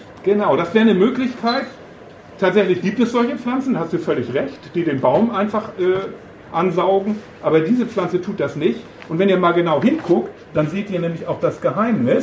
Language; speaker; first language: German; native; German